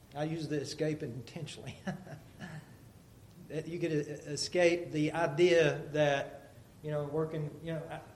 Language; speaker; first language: English; native; English